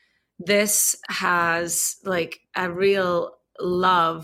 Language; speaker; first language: English; native; English